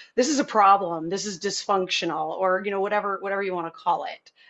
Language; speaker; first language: English; native; English